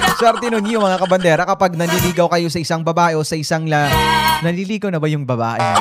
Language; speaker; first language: Filipino; non-native, local second language; Waray